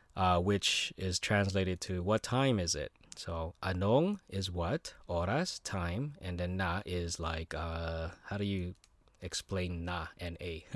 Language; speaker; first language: English; native; English